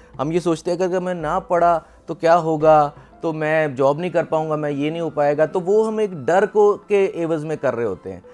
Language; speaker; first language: Hindi; non-native, local second language; Punjabi